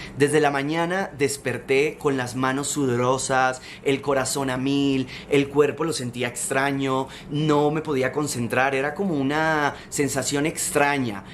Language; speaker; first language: Spanish; native; Spanish